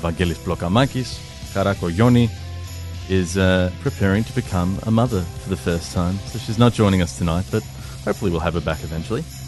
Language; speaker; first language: English; early bilingual, other home language; Greek